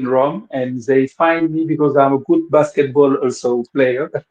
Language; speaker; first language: English; non-native, fluent; Wolof